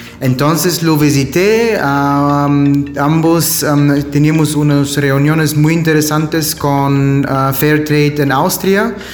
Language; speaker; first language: Spanish; non-native, learner; German